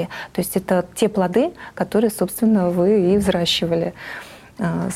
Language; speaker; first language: Russian; native; Russian